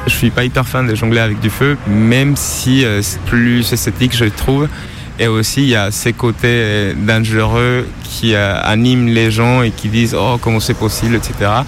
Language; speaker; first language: French; non-native, fluent; Spanish